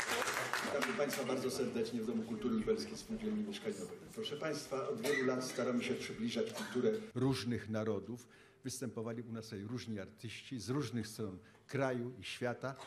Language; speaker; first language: Polish; native; Polish